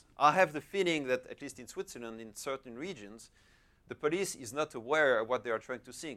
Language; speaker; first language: English; non-native, fluent; French